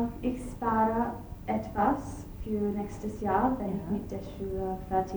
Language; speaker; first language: German; non-native, learner; English